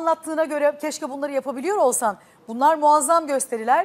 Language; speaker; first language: Turkish; native; Turkish